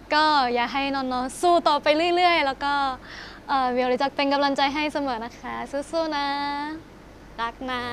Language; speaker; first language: Thai; non-native, fluent; Japanese